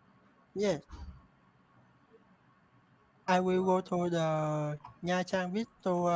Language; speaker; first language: English; non-native, learner; Vietnamese